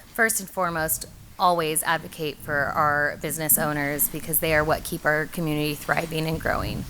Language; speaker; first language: English; native; English